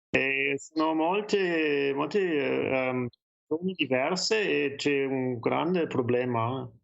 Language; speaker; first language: Italian; non-native, fluent; German